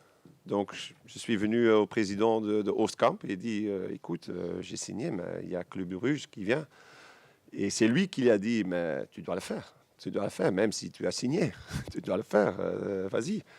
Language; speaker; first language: French; non-native, local second language; Dutch